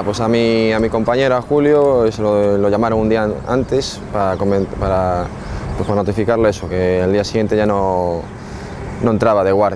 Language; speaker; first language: Spanish; native; Spanish